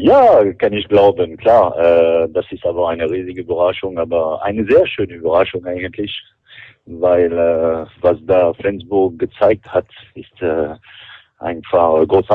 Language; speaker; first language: German; non-native, fluent; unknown